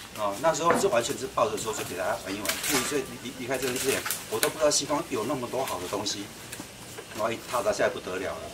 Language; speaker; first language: Chinese; native; Chinese